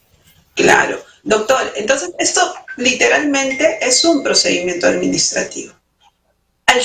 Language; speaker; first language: Spanish; native; Spanish